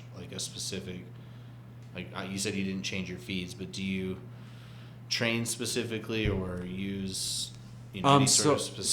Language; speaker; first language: English; native; English